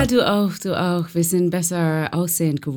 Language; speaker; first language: German; non-native, fluent; English